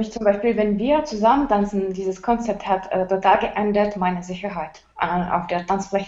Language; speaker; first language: German; non-native, fluent; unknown